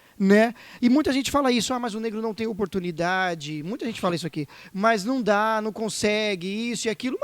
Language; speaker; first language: Portuguese; native; Portuguese